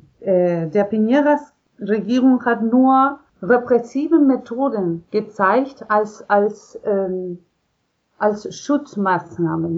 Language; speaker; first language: German; non-native, learner; Spanish